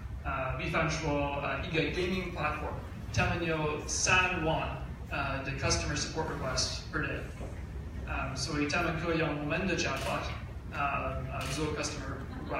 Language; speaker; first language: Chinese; non-native, learner; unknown